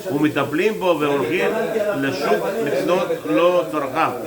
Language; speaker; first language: Hebrew; early bilingual, heritage; English